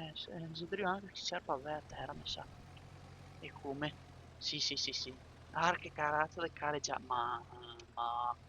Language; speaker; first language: Italian; native; Italian